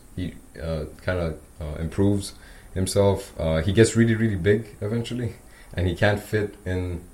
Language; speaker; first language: English; non-native, fluent; Persian